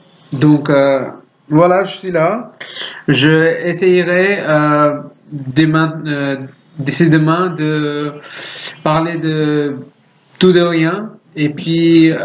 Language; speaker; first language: French; non-native, learner; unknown